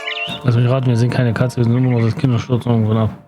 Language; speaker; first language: German; native; German